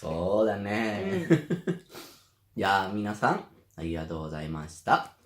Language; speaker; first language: Japanese; non-native, learner; Spanish